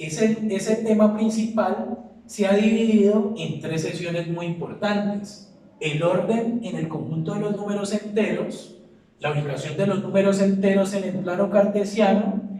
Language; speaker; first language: Spanish; native; Spanish